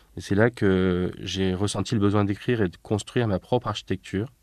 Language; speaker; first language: French; native; French